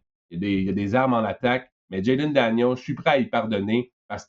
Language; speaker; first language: French; native; French